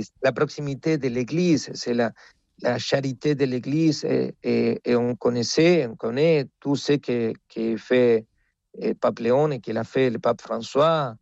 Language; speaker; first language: French; non-native, fluent; Spanish